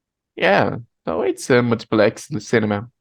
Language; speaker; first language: English; non-native, learner; Portuguese